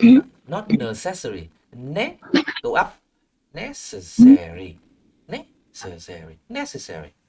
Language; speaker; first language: English; non-native, fluent; Vietnamese